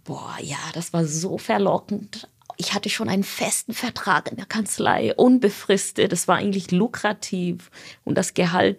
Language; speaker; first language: German; non-native, fluent; Swahili